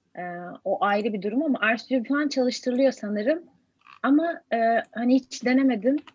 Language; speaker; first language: Turkish; native; Turkish